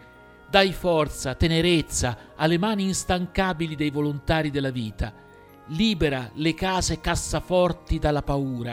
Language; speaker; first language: Italian; native; Italian